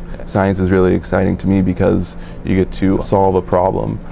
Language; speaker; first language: English; native; English